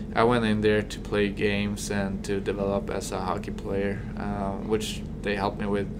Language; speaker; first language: English; non-native, fluent; Swedish